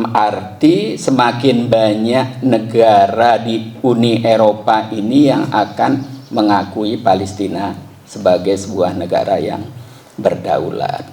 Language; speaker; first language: Indonesian; native; Indonesian